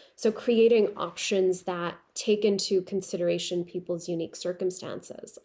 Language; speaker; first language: English; non-native, local second language; Urdu